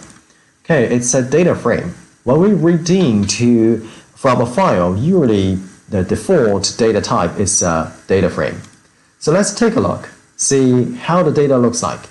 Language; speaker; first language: English; non-native, fluent; Chinese